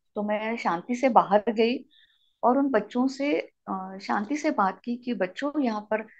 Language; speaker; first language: Hindi; non-native, local second language; Marathi